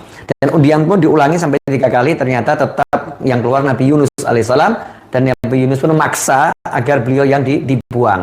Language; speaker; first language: Indonesian; native; Indonesian